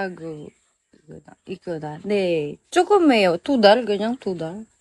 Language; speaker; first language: Korean; non-native, learner; Filipino